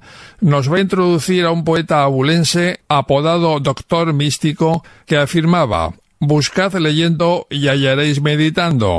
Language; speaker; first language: Spanish; native; Spanish